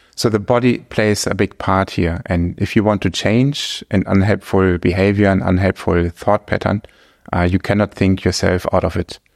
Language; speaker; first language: English; non-native, fluent; German